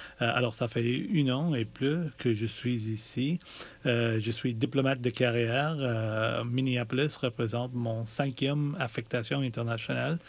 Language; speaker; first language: French; non-native, local second language; English